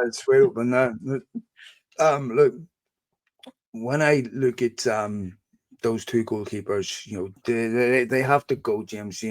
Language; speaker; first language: English; native; English